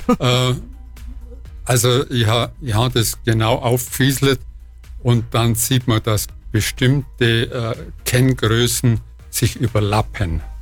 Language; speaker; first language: German; native; German